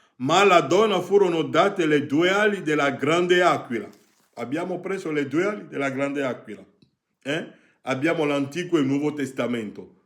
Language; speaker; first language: Italian; non-native, fluent; French